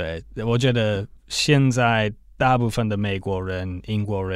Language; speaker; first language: Chinese; non-native, fluent; English